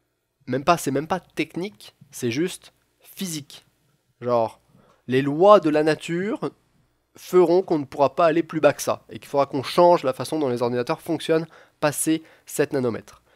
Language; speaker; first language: French; native; French